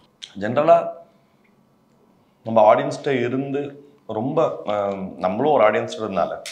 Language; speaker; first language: Tamil; native; Tamil